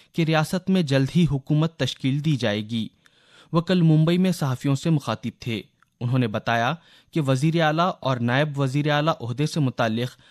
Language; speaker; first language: Urdu; native; Urdu